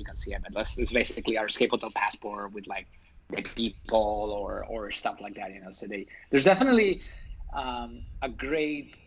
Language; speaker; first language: English; non-native, fluent; Spanish